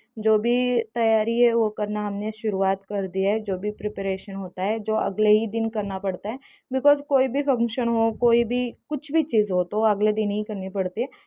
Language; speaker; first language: Hindi; non-native, local second language; Marathi